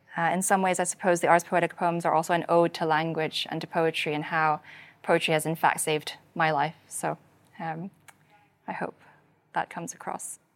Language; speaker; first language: English; non-native, local second language; Cantonese